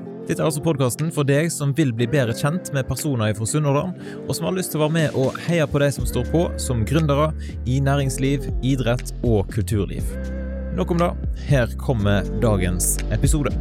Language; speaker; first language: Norwegian; native; Norwegian